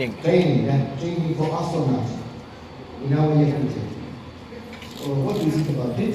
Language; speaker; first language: English; non-native, learner; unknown